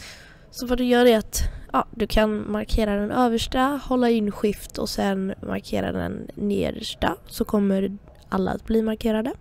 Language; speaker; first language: Swedish; native; Swedish